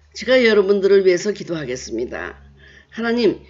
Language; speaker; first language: Korean; native; Korean